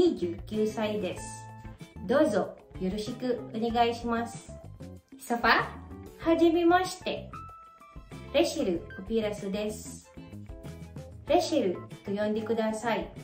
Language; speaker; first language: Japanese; non-native, fluent; Filipino